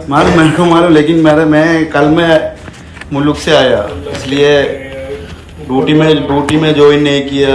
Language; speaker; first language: Hindi; non-native, local second language; Malayalam